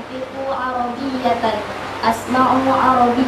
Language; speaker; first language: Arabic; non-native, learner; Indonesian